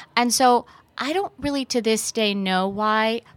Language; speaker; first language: English; early bilingual, other home language; Persian